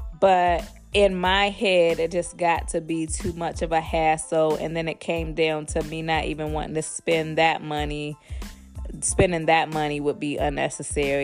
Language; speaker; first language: English; native; English